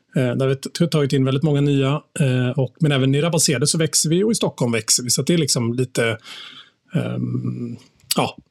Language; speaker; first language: Swedish; native; Swedish